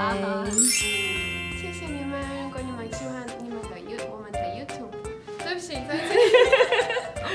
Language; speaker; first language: Chinese; non-native, learner; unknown